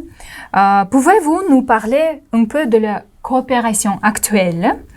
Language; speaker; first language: French; non-native, fluent; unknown